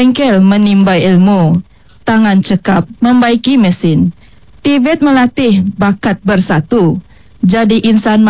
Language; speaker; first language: Malay; native; Malay